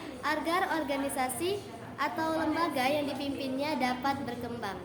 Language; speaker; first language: Indonesian; native; Indonesian